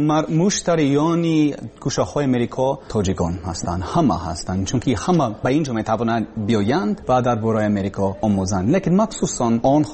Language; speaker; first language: Persian; non-native, learner; English